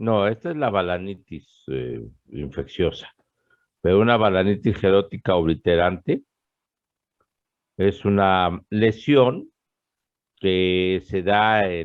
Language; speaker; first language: Spanish; native; Spanish